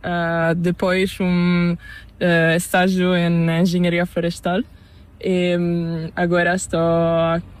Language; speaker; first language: Spanish; non-native, learner; Italian